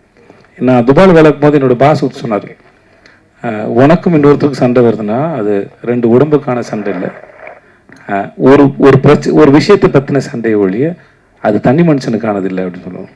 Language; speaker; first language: Tamil; native; Tamil